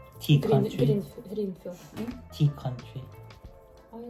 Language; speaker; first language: English; non-native, learner; Korean